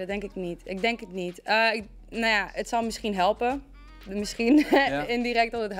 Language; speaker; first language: Dutch; native; Dutch